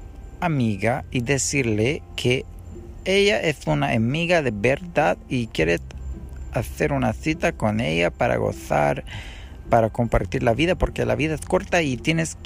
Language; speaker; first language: Spanish; non-native, learner; English